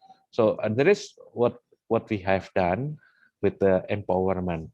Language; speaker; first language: English; non-native, fluent; Indonesian